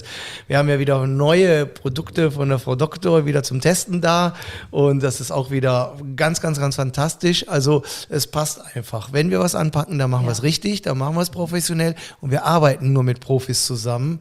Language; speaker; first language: German; native; German